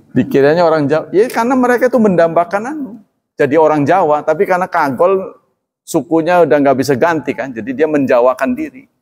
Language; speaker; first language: Indonesian; non-native, local second language; Javanese